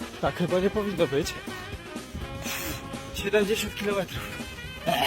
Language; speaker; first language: Polish; native; Polish